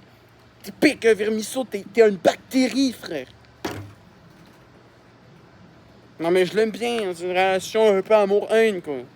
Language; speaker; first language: French; native; French